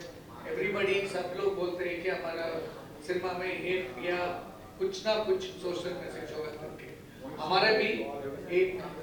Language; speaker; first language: Hindi; non-native, local second language; Kannada